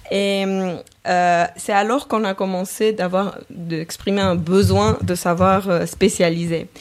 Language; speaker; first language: French; non-native, fluent; Romanian